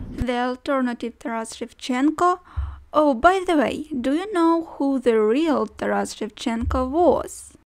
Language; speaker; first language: English; non-native, fluent; Ukrainian